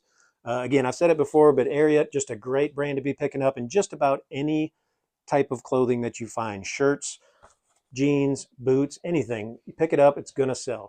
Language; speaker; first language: English; native; English